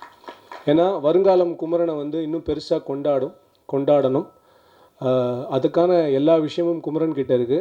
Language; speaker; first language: Tamil; native; Tamil